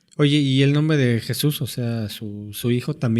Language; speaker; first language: Spanish; native; Spanish